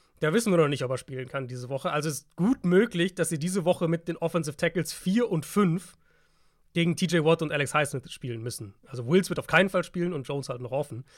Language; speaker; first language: German; native; German